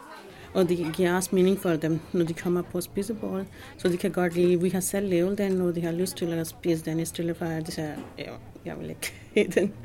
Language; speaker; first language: Danish; non-native, fluent; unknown